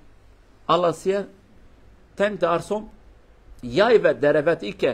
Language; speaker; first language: Swedish; non-native, learner; Kurdish